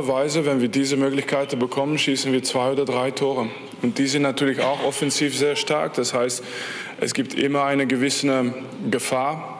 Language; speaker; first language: German; non-native, fluent; French